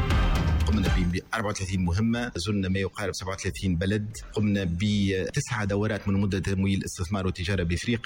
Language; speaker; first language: Arabic; native; Arabic